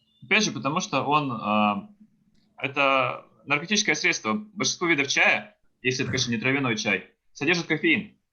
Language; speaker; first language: Russian; native; Russian